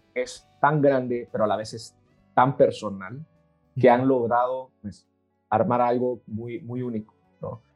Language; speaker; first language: Spanish; native; Spanish